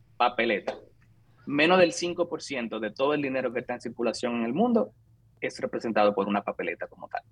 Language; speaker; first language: Spanish; native; Spanish